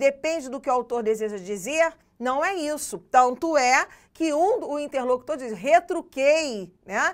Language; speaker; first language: Portuguese; native; Portuguese